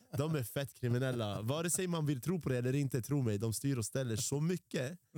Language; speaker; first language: Swedish; early bilingual, other home language; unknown